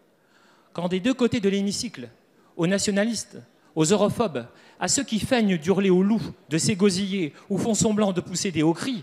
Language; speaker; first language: French; native; French